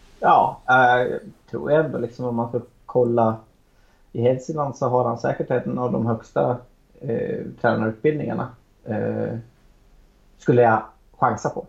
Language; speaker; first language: Swedish; native; Swedish